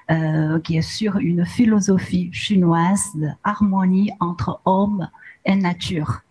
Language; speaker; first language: French; non-native, learner; Chinese